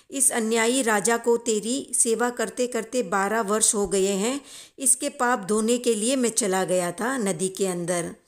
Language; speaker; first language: Hindi; native; Hindi